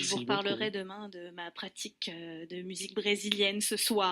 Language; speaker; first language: French; native; French